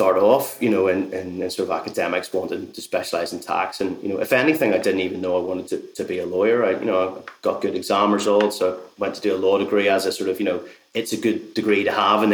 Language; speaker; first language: English; native; English